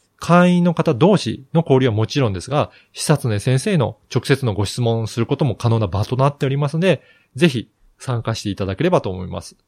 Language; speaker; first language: Japanese; native; Japanese